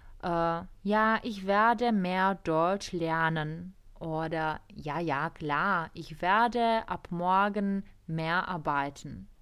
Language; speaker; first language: German; non-native, fluent; Czech